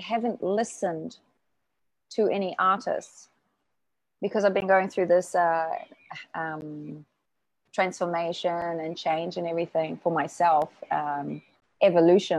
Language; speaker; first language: English; native; English